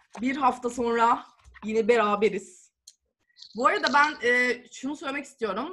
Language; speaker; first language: Turkish; native; Turkish